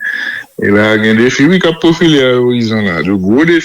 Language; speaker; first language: French; non-native, local second language; Haitian Creole